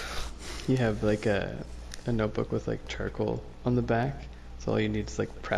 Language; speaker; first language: English; native; English